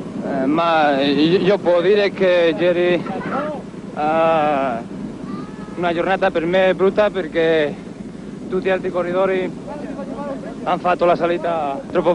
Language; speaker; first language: Italian; non-native, learner; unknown